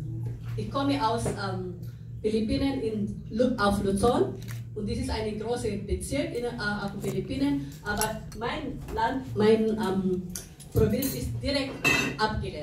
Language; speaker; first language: German; non-native, fluent; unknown